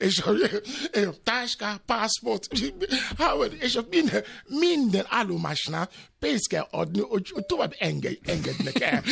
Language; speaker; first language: Hungarian; non-native, learner; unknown